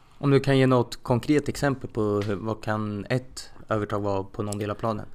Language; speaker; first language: Swedish; native; Swedish